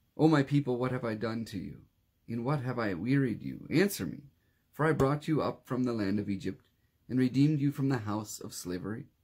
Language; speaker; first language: English; native; English